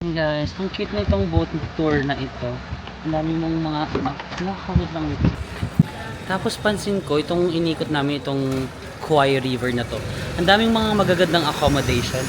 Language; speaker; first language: Filipino; non-native, local second language; Waray